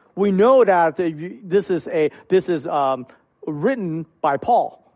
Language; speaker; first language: English; non-native, local second language; Cantonese